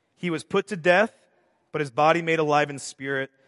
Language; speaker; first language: English; native; English